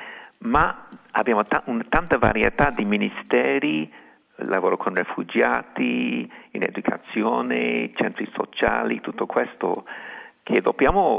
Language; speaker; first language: Italian; non-native, fluent; English